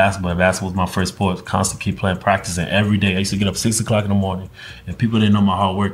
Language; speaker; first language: English; early bilingual, other home language; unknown